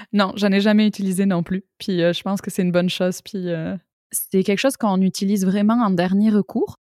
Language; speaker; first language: French; native; French